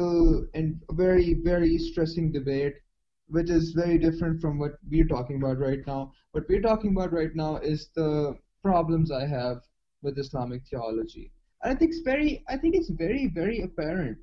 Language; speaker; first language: English; non-native, local second language; Urdu